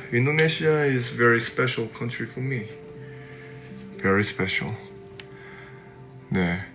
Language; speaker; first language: English; non-native, fluent; Korean